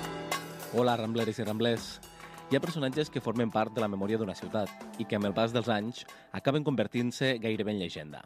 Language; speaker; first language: Catalan; native; Catalan